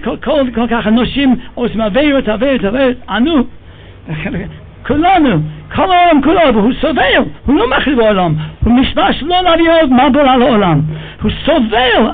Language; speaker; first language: Hebrew; non-native, fluent; English